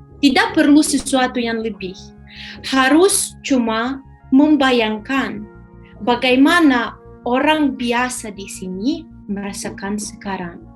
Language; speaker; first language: Indonesian; non-native, fluent; Ukrainian